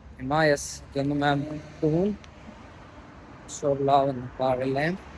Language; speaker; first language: Armenian; non-native, learner; Hindi